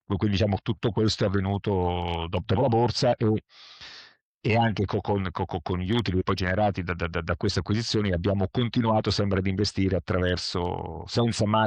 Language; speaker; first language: Italian; native; Italian